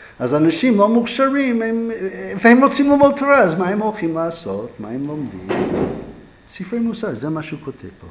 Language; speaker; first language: Hebrew; non-native, fluent; English